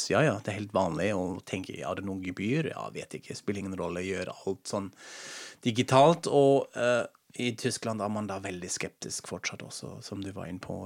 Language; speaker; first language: Norwegian; non-native, fluent; German